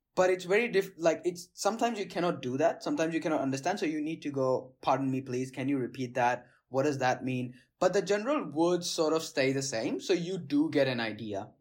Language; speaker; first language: English; non-native, local second language; Gujarati